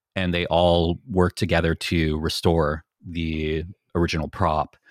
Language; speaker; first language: English; native; English